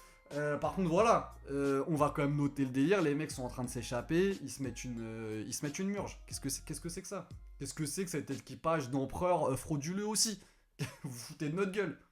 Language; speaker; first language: French; native; French